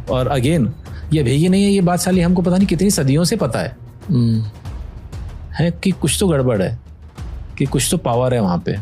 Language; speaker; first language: Hindi; native; Hindi